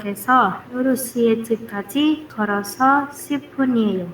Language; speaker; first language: Korean; non-native, learner; Indonesian